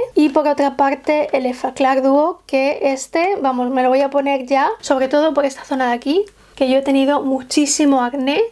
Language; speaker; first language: Spanish; native; Spanish